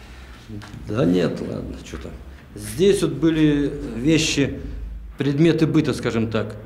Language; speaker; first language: Russian; native; Russian